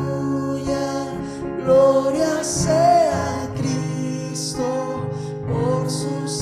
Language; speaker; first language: Spanish; native; Spanish